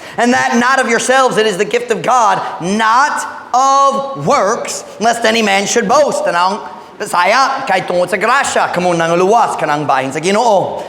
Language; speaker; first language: Cebuano; non-native, fluent; English